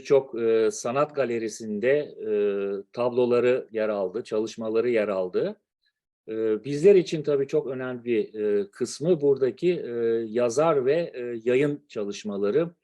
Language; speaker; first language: Turkish; native; Turkish